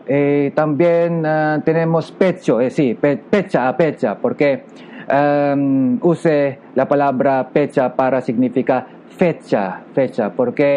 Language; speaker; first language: Spanish; non-native, local second language; Filipino